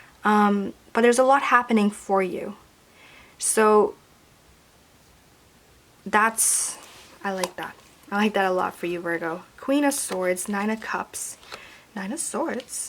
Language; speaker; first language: English; native; English